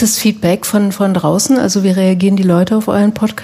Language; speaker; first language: German; native; German